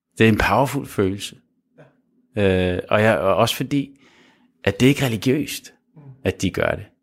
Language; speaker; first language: Danish; early bilingual, other home language; Arabic